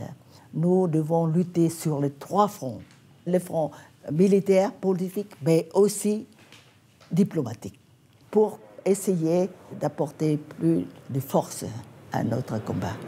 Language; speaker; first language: French; non-native, fluent; Vietnamese